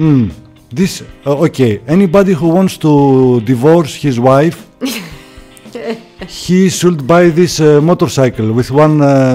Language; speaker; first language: English; non-native, learner; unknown